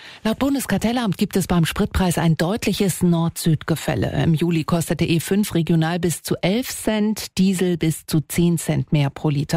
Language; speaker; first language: German; native; German